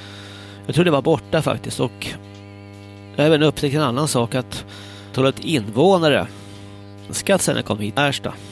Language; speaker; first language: Swedish; native; Swedish